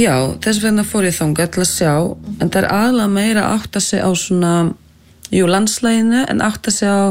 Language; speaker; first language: Icelandic; non-native, fluent; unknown